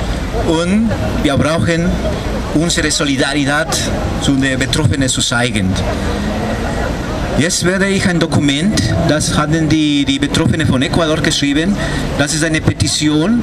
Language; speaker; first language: German; non-native, fluent; Spanish